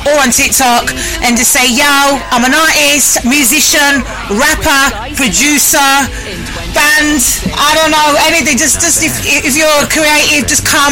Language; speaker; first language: English; native; English